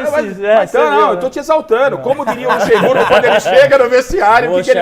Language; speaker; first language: Portuguese; native; Portuguese